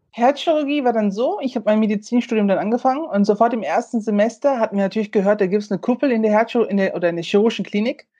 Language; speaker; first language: German; early bilingual, other home language; Turkish